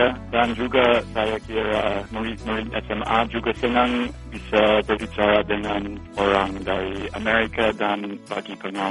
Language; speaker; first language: Indonesian; non-native, fluent; English